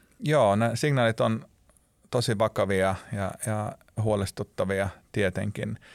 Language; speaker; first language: Finnish; non-native, local second language; Swedish